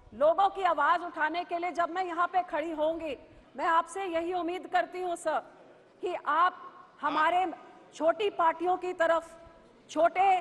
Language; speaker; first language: Hindi; non-native, local second language; Punjabi